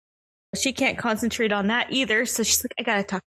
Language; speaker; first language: English; native; English